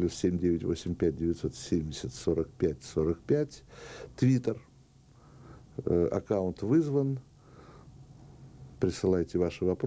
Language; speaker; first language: Russian; native; Russian